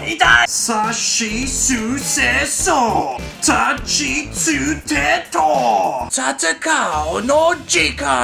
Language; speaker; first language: Japanese; non-native, learner; English